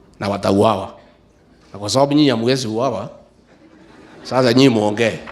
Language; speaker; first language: Swahili; non-native, local second language; Kikuyu